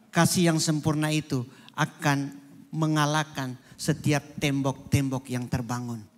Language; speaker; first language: Indonesian; native; Indonesian